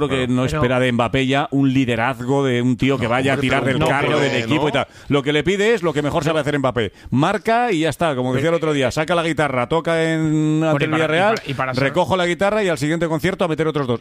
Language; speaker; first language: Spanish; native; Spanish